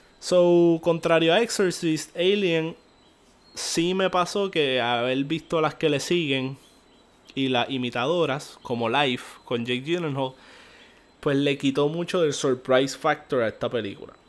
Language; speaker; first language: Spanish; native; Spanish